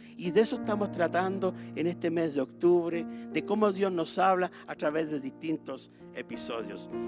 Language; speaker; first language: Spanish; native; Spanish